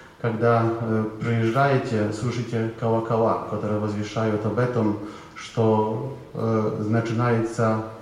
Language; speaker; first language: Russian; non-native, fluent; Polish